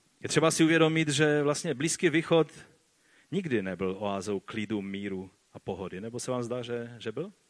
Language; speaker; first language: Czech; non-native, fluent; Polish